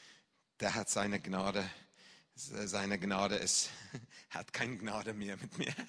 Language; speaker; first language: German; non-native, fluent; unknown